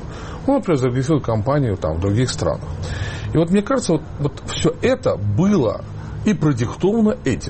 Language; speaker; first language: Russian; native; Russian